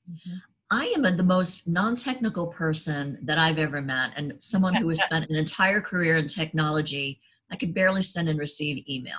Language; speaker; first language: English; native; English